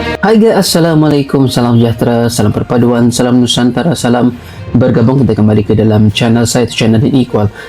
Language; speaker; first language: Malay; native; Malay